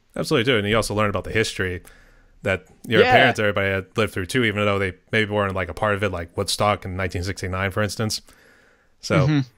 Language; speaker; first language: English; native; English